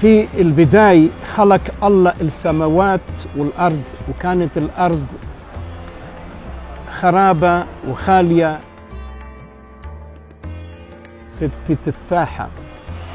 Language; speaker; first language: Arabic; early bilingual, heritage; Arabic